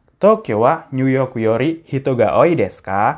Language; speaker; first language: Japanese; non-native, learner; Indonesian